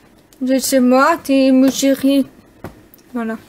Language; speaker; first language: French; non-native, learner; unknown